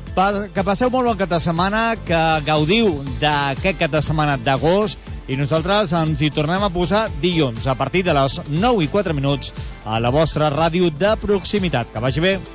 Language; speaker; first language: Catalan; native; Catalan